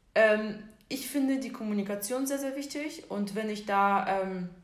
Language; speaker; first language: German; non-native, fluent; Russian